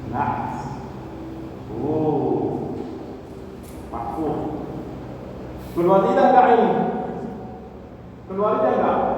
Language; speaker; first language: Indonesian; non-native, learner; Arabic